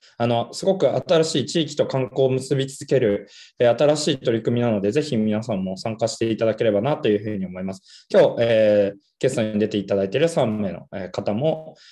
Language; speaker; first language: Japanese; native; Japanese